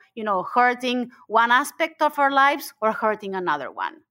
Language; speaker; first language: English; non-native, fluent; Spanish